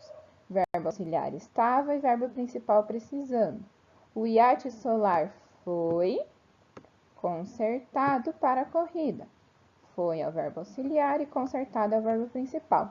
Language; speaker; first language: Portuguese; native; Portuguese